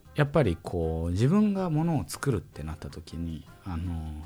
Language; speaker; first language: Japanese; non-native, fluent; German